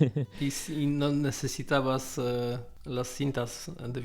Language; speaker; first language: Spanish; non-native, learner; Polish